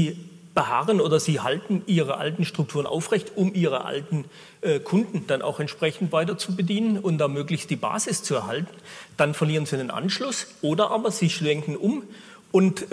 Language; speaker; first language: German; native; German